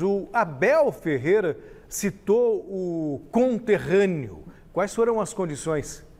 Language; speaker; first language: Portuguese; native; Portuguese